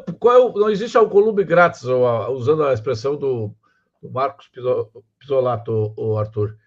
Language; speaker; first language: Portuguese; native; Portuguese